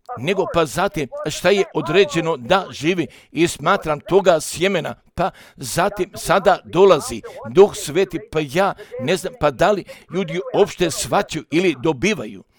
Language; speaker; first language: Croatian; early bilingual, heritage; Croatian